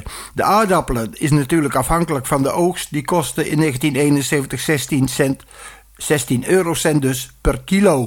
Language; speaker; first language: Dutch; native; Dutch